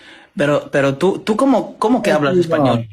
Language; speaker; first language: Spanish; non-native, fluent; Arabic